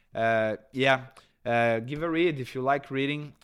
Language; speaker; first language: English; non-native, fluent; Portuguese